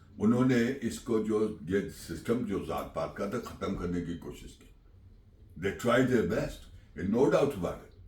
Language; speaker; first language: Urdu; non-native, local second language; Punjabi